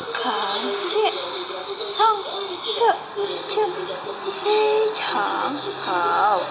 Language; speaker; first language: Chinese; non-native, learner; Indonesian